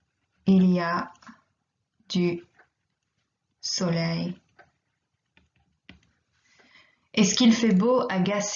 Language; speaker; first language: French; non-native, fluent; English